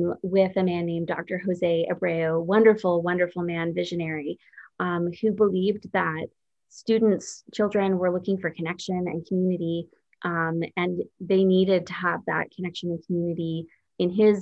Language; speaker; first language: English; native; English